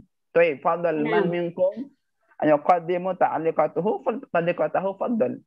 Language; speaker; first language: Arabic; non-native, learner; Indonesian